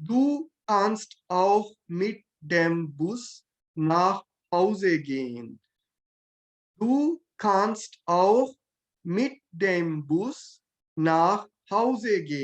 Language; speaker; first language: German; non-native, fluent; Hindi